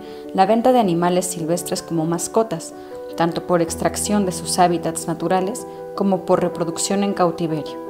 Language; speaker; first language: Spanish; native; Spanish